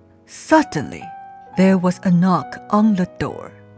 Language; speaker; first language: English; non-native, fluent; Chinese